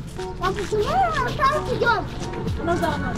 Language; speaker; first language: Russian; non-native, local second language; Kazakh